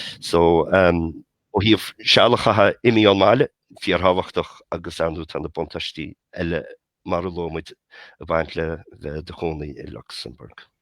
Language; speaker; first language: Irish; native; Irish